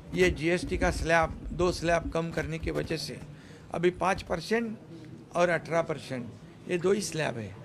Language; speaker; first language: Hindi; non-native, local second language; Marathi